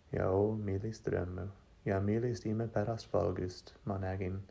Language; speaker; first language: Estonian; non-native, learner; English